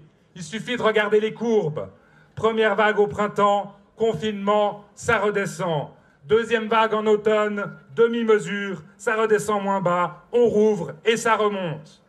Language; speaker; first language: French; native; French